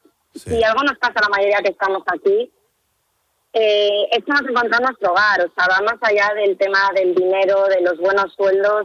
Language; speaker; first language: Spanish; native; Spanish